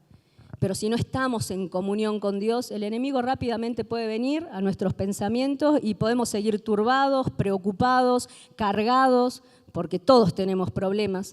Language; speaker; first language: Spanish; native; Spanish